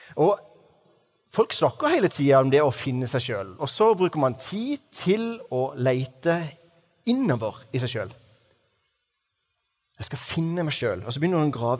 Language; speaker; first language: Norwegian; native; Norwegian